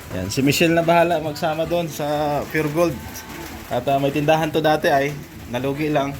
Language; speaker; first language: Filipino; non-native, local second language; Hiligaynon